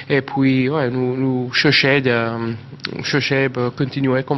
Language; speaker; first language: French; non-native, learner; English